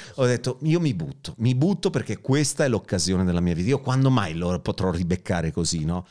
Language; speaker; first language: Italian; native; Italian